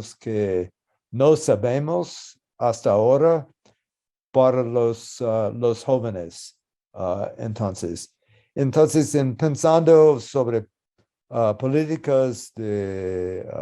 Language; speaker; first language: Spanish; non-native, learner; English